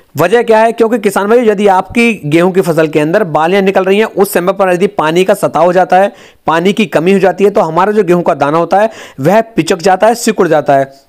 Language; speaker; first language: Hindi; native; Hindi